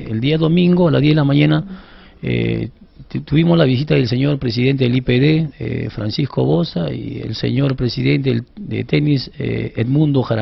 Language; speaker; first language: Spanish; native; Spanish